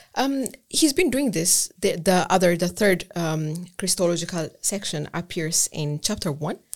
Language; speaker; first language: English; non-native, fluent; Amharic